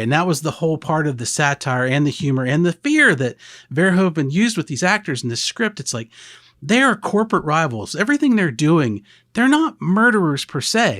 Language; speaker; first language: English; native; English